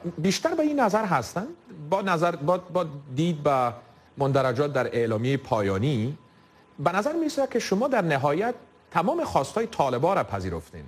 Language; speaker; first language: Persian; native; Persian